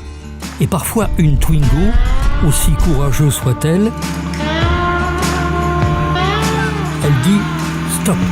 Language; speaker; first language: French; native; French